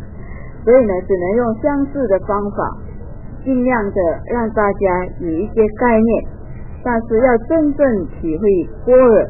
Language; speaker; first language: Chinese; native; Chinese